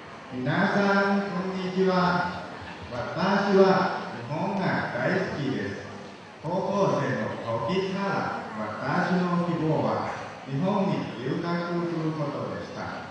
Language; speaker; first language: Japanese; non-native, learner; Lao